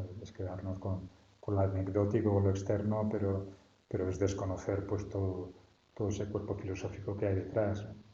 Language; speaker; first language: Spanish; native; Spanish